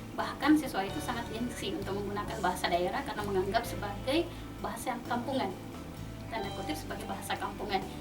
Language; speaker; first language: Indonesian; non-native, local second language; Buginese